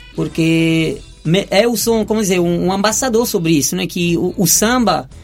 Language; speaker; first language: Portuguese; non-native, fluent; Italian